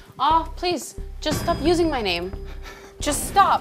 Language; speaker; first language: English; native; English